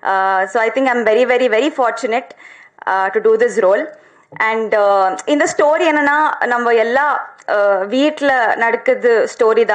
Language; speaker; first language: Tamil; non-native, learner; Telugu